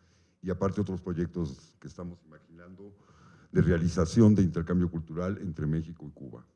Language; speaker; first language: Spanish; native; Spanish